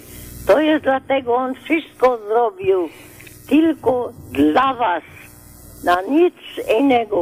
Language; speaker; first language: Polish; non-native, learner; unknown